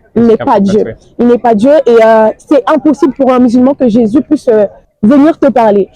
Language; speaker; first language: French; native; French